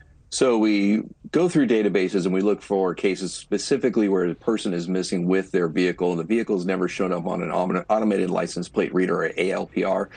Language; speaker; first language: English; native; English